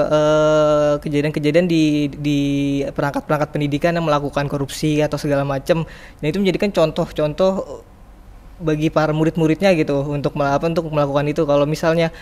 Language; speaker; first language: Indonesian; native; Indonesian